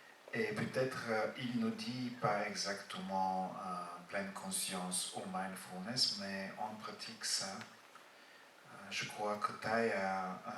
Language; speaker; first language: French; non-native, fluent; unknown